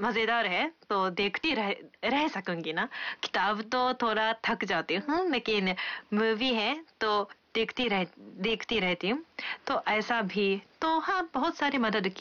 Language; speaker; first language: Hindi; non-native, fluent; Japanese